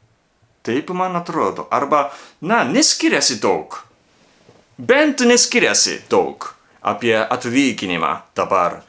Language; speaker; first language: Lithuanian; non-native, learner; Japanese